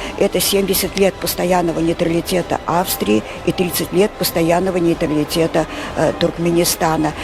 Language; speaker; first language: Russian; non-native, local second language; Turkmen